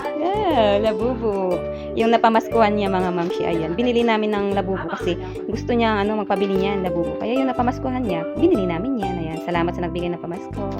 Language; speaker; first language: Filipino; native; Filipino